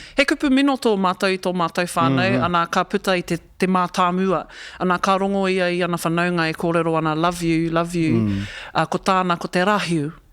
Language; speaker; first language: Māori; non-native, local second language; English